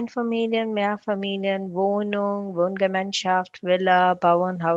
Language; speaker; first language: German; non-native, fluent; Tamil